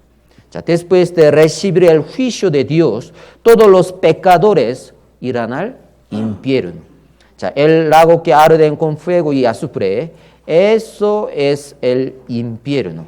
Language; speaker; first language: Spanish; non-native, learner; Korean